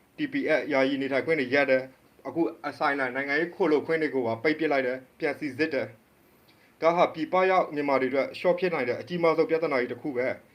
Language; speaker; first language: Burmese; native; Burmese